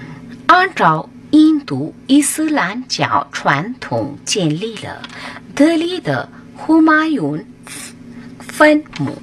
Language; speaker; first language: Chinese; non-native, learner; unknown